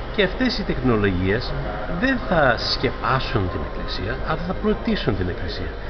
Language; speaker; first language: Greek; early bilingual, heritage; Greek